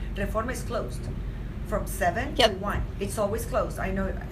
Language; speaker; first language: English; non-native, fluent; Spanish